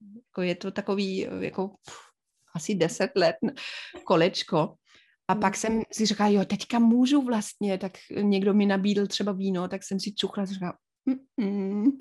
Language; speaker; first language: Czech; non-native, fluent; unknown